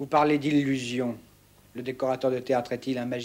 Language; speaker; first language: French; native; French